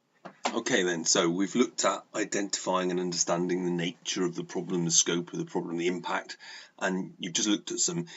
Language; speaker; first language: English; native; English